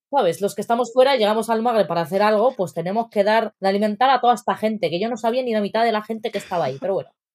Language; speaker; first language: Spanish; early bilingual, other home language; Arabic